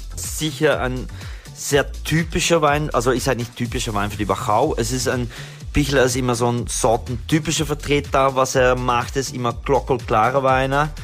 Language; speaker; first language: German; non-native, fluent; Dutch